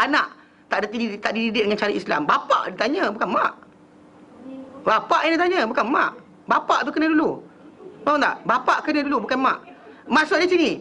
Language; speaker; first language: Malay; native; Malay